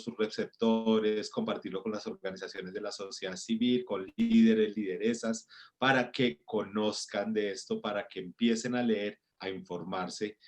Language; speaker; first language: Spanish; native; Spanish